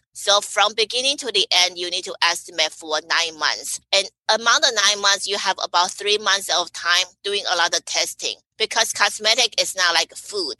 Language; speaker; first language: English; non-native, fluent; Chinese